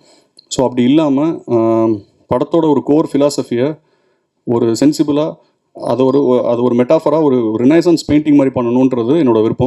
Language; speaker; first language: Tamil; native; Tamil